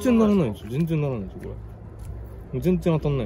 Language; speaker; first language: Japanese; native; Japanese